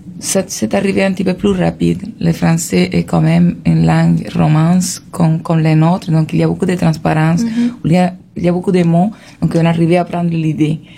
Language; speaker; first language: French; non-native, fluent; Spanish